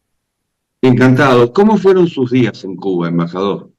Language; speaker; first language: Spanish; native; Spanish